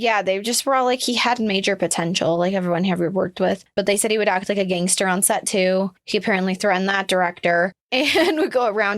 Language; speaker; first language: English; native; English